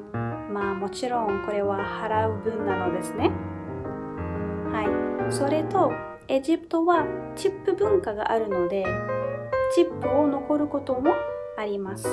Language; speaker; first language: Japanese; non-native, fluent; Arabic